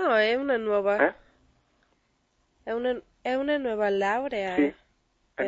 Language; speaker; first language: Italian; non-native, learner; Spanish